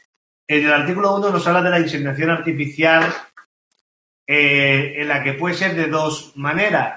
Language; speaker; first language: Spanish; native; Spanish